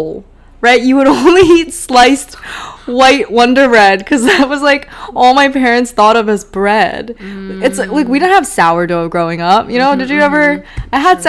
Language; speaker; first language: English; native; English